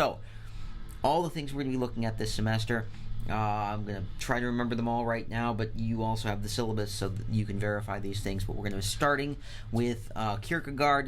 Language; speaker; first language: English; native; English